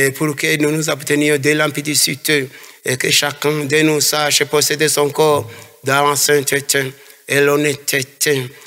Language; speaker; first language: French; non-native, local second language; Kinyarwanda